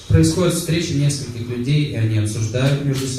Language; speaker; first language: Russian; native; Russian